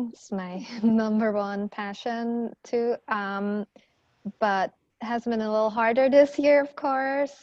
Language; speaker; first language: English; non-native, fluent; Dutch